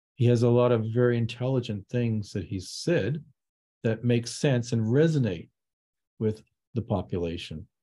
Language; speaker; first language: English; native; English